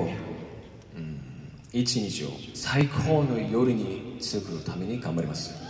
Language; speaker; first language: Japanese; non-native, fluent; Korean